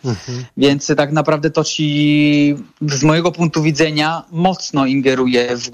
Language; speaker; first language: Polish; non-native, fluent; Italian